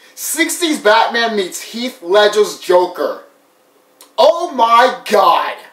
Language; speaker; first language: English; native; English